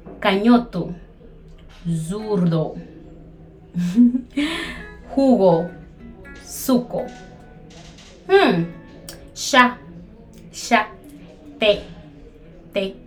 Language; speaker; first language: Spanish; non-native, fluent; Portuguese